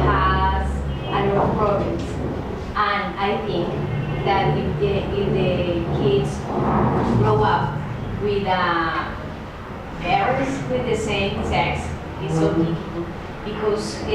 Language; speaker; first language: English; non-native, learner; Spanish